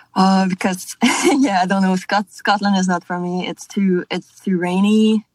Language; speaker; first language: English; non-native, fluent; French